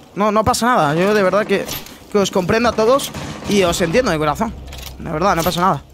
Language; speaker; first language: Spanish; native; Spanish